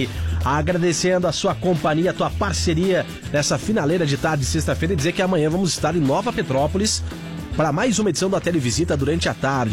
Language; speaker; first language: Portuguese; native; Portuguese